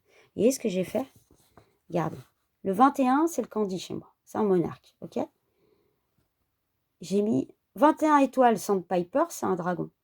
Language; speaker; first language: French; native; French